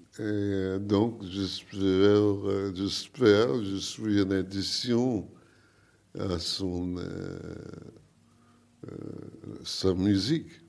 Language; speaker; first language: French; non-native, learner; English